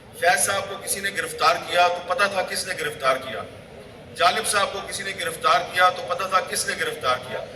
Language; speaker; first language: Urdu; native; Urdu